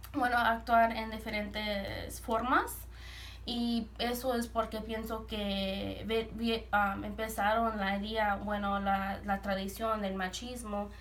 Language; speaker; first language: Spanish; early bilingual, heritage; Spanish